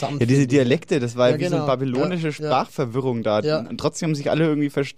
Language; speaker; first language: German; native; German